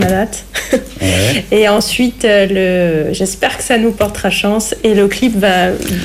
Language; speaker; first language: French; native; French